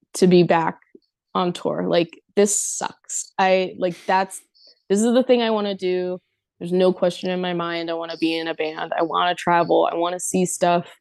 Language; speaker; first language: English; native; English